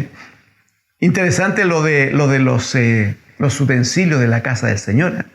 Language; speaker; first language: Spanish; native; Spanish